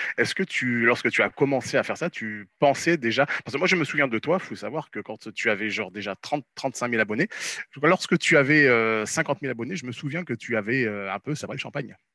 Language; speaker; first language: French; native; French